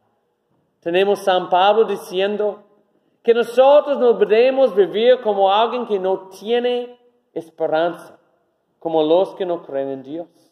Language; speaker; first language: Spanish; non-native, learner; English